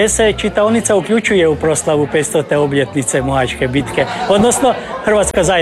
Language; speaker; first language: Serbian; native; Serbian